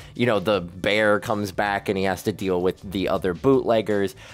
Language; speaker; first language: English; native; English